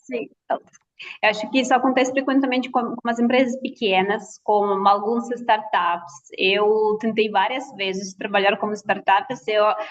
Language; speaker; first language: Portuguese; non-native, fluent; Russian